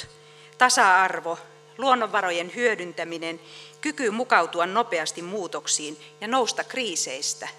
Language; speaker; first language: Finnish; native; Finnish